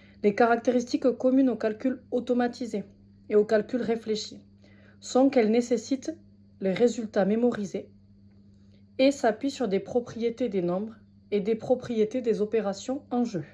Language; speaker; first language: French; native; French